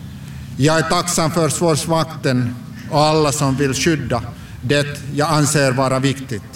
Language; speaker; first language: Swedish; non-native, local second language; Finnish